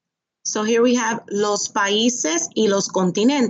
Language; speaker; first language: Spanish; non-native, fluent; English